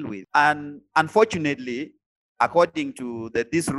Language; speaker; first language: English; non-native, local second language; Acoli